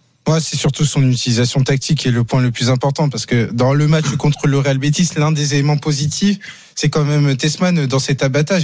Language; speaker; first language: French; native; French